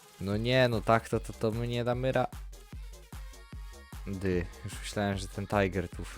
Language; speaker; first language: Polish; native; Polish